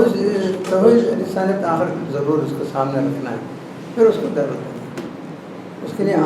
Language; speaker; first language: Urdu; non-native, local second language; Malayalam